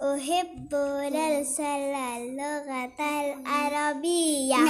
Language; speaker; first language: Arabic; non-native, learner; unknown